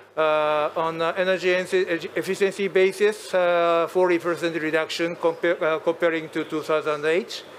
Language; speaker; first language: English; non-native, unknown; Japanese